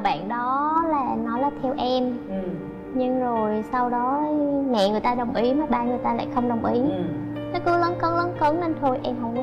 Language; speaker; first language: Vietnamese; native; Vietnamese